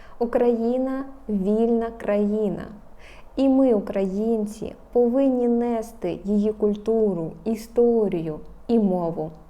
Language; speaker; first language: Ukrainian; non-native, local second language; Russian